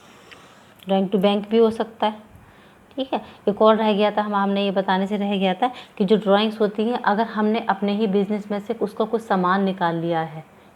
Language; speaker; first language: Hindi; native; Hindi